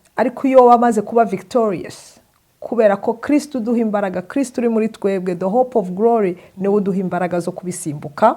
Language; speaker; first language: Kinyarwanda; early bilingual, heritage; Kinyarwanda